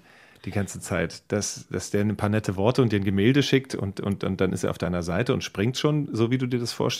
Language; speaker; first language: German; native; German